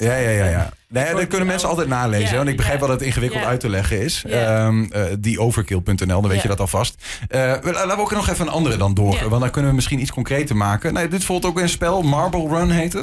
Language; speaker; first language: Dutch; native; Dutch